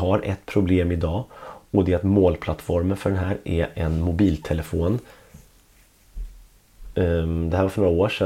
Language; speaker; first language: Swedish; native; Swedish